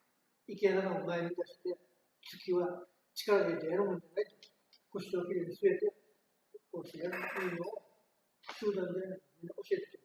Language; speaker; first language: Japanese; native; Japanese